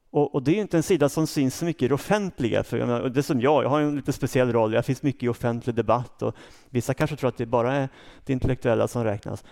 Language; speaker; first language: Swedish; native; Swedish